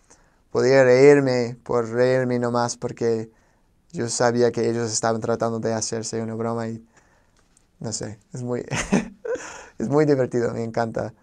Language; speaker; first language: Spanish; non-native, fluent; English